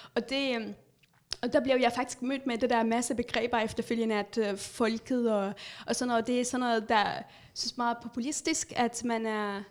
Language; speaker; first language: Danish; non-native, fluent; Arabic